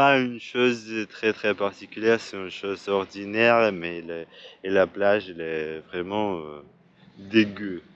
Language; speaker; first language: French; non-native, fluent; Russian